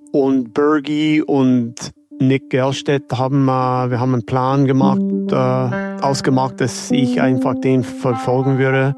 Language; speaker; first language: German; non-native, fluent; English